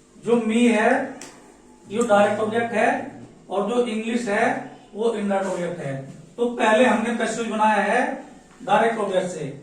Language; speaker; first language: Hindi; native; Hindi